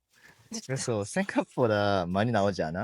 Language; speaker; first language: Korean; non-native, learner; Japanese